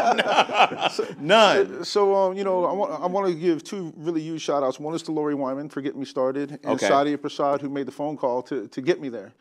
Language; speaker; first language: English; native; English